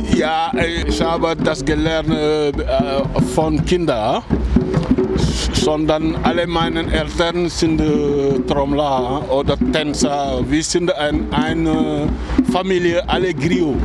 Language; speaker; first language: German; non-native, learner; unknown